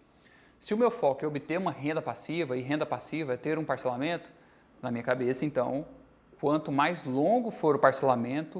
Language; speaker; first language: Portuguese; native; Portuguese